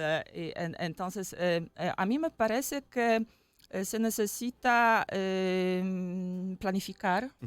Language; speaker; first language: Spanish; non-native, fluent; Polish